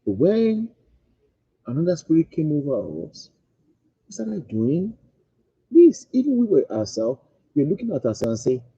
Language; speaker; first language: English; non-native, local second language; Yoruba